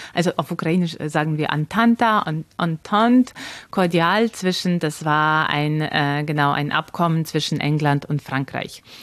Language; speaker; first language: German; non-native, fluent; Ukrainian